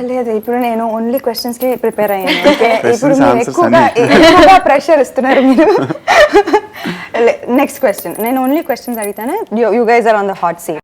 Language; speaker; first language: Telugu; non-native, fluent; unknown